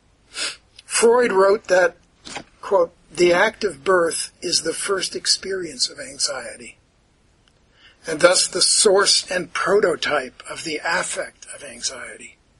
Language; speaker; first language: English; native; English